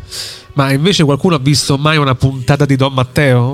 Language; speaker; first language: Italian; native; Italian